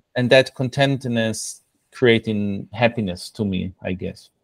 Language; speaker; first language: English; non-native, fluent; Hebrew